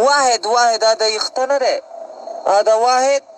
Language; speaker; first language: Arabic; non-native, learner; Pashto